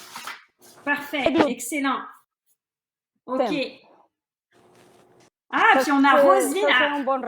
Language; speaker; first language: French; native; French